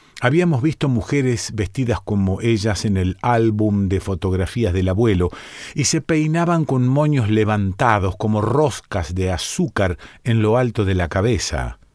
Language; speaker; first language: Spanish; native; Spanish